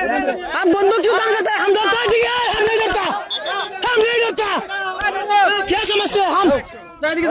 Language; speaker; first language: Hindi; non-native, learner; Bangla